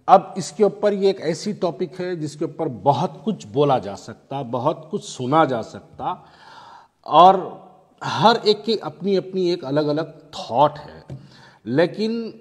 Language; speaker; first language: Hindi; non-native, local second language; Urdu